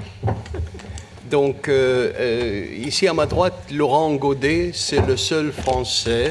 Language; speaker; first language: French; non-native, fluent; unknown